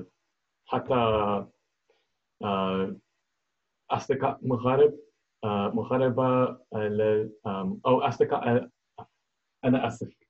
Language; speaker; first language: Arabic; non-native, learner; English